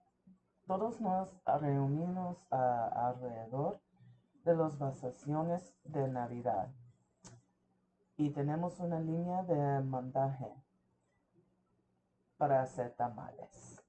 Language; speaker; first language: Spanish; early bilingual, heritage; English